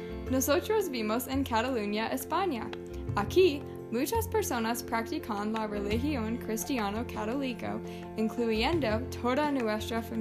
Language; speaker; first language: Spanish; non-native, learner; English